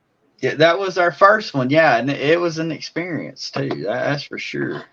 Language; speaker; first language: English; native; English